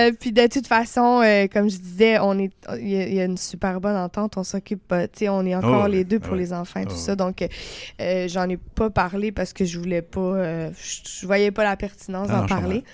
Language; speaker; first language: French; native; French